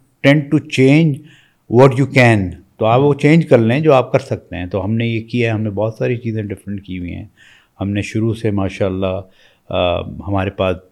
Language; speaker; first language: Urdu; native; Urdu